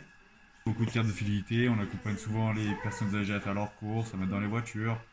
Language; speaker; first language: French; native; French